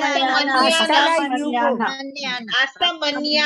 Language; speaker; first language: Spanish; non-native, fluent; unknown